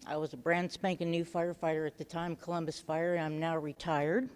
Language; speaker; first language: English; native; English